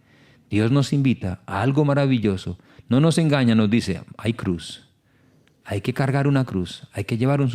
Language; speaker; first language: Spanish; native; Spanish